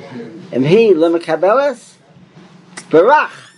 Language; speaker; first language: Hebrew; non-native, fluent; English